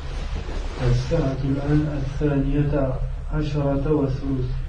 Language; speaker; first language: Arabic; non-native, learner; French